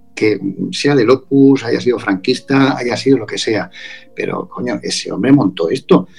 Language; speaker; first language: Spanish; native; Spanish